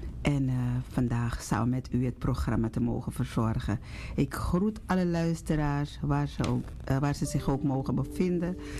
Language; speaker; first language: Dutch; native; Dutch